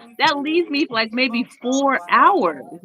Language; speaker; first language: English; native; English